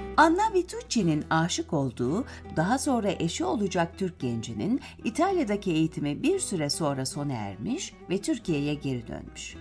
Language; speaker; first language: Turkish; native; Turkish